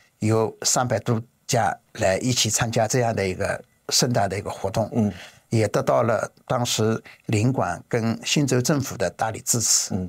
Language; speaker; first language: Chinese; native; Chinese